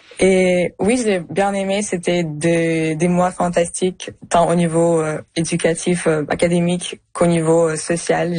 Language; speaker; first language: French; early bilingual, other home language; Russian